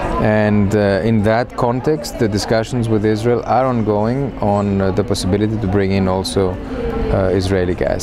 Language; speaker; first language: English; non-native, fluent; Greek